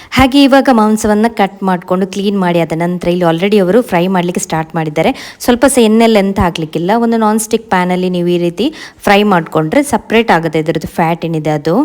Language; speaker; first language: Kannada; native; Kannada